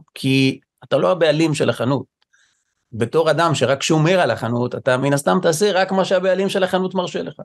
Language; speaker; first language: Hebrew; native; Hebrew